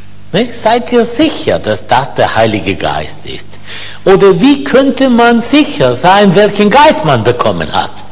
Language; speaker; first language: German; non-native, fluent; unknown